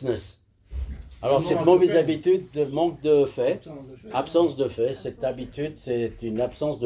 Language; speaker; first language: French; native; French